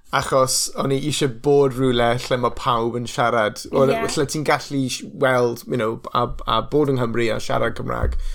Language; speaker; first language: Welsh; non-native, local second language; English